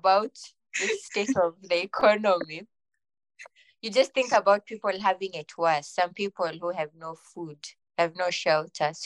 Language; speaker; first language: English; non-native, local second language; Swahili